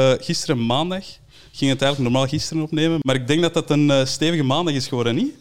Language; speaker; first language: Dutch; native; Dutch